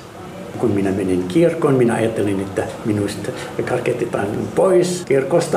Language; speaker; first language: Finnish; non-native, fluent; Arabic